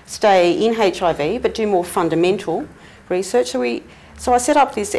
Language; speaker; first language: English; native; English